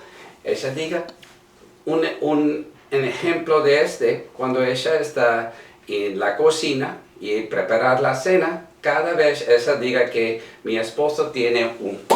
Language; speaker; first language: Spanish; non-native, learner; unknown